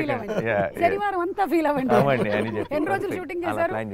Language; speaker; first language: Telugu; native; Telugu